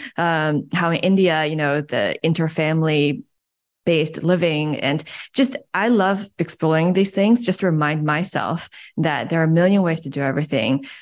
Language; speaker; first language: English; early bilingual, other home language; Chinese